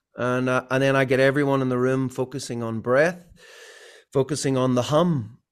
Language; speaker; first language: English; native; English